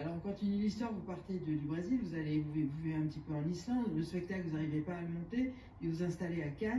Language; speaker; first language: French; native; French